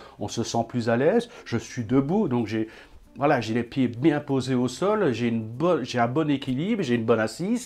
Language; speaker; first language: French; native; French